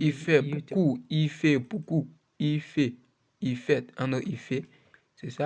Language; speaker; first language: French; non-native, learner; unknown